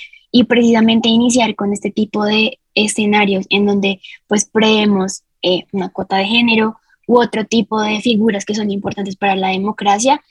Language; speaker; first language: Spanish; native; Spanish